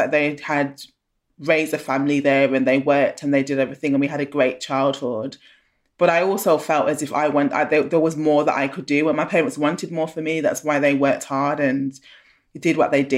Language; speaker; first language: English; native; English